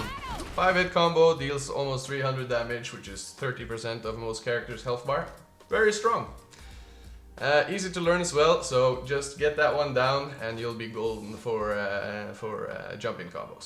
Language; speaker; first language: English; non-native, fluent; Norwegian